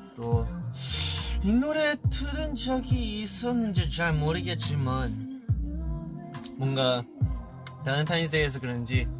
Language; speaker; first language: Korean; early bilingual, heritage; Korean